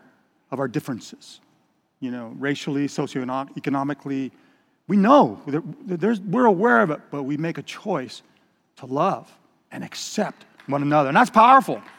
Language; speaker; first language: English; native; English